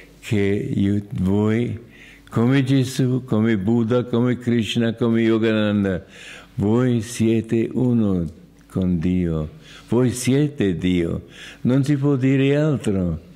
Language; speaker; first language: Italian; non-native, fluent; English